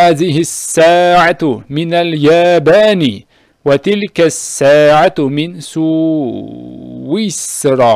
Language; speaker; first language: Arabic; non-native, fluent; Uzbek